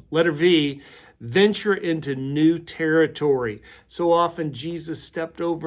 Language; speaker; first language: English; native; English